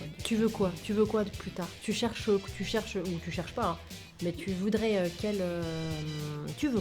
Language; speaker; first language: French; native; French